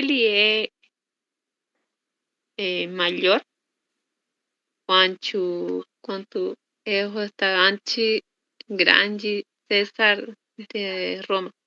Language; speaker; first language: Portuguese; non-native, learner; Spanish